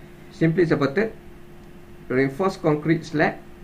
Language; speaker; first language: English; non-native, local second language; Malay